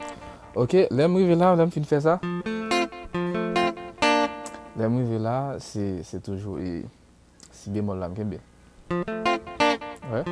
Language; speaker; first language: French; non-native, learner; Haitian Creole